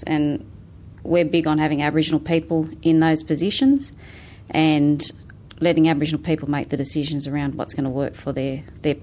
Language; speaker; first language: English; native; English